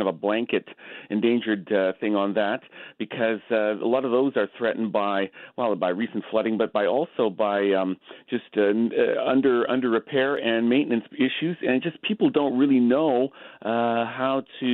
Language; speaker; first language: English; native; English